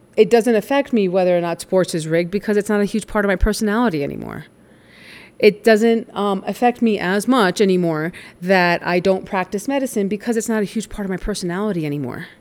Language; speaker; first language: English; native; English